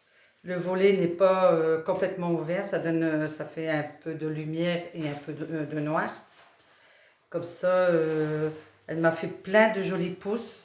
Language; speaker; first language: French; native; French